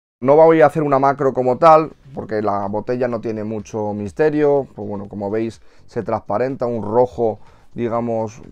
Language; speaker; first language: Spanish; native; Spanish